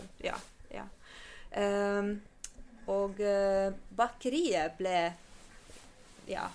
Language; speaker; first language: Norwegian; non-native, fluent; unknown